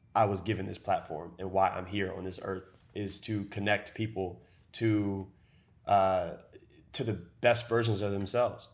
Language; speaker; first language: English; native; English